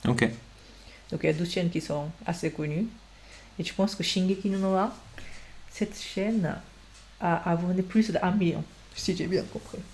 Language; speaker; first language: French; non-native, fluent; Japanese